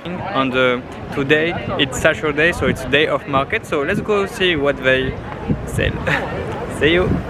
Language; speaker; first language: English; non-native, learner; French